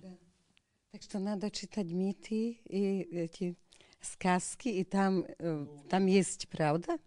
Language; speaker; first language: Russian; non-native, learner; Slovak